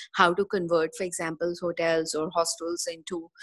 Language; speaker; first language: English; non-native, local second language; Hindi